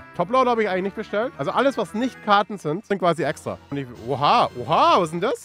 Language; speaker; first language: German; native; German